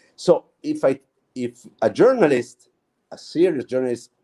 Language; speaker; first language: English; non-native, fluent; Italian